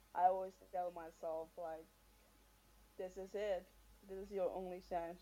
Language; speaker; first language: English; non-native, fluent; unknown